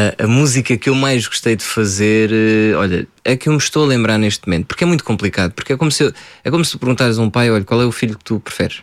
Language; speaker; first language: Portuguese; early bilingual, other home language; French